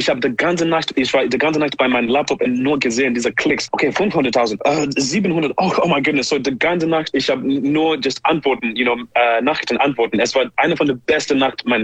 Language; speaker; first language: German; non-native, learner; English